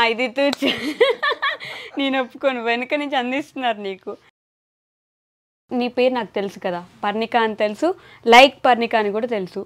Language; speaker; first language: Telugu; native; Telugu